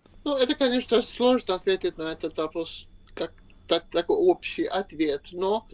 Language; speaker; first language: Russian; non-native, fluent; Swedish